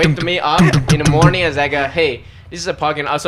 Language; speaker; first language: English; non-native, fluent; Chinese